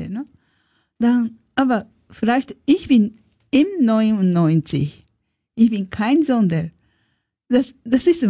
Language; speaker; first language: German; non-native, learner; Japanese